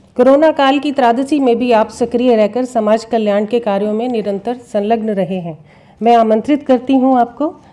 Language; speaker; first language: Hindi; native; Hindi